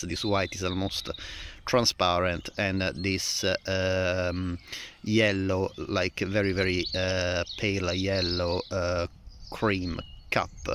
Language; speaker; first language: English; non-native, fluent; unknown